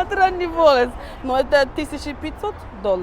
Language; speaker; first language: Ukrainian; non-native, learner; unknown